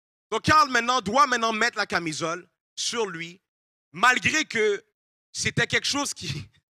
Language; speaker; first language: French; native; French